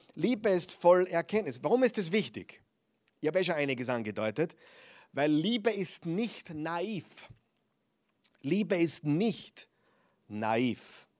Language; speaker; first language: German; non-native, fluent; English